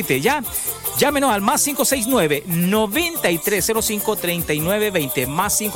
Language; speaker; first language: Spanish; native; Spanish